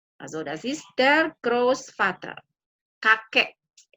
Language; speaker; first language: German; non-native, fluent; Indonesian